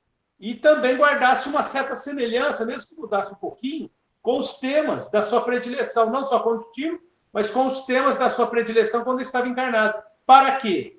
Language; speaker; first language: Portuguese; native; Portuguese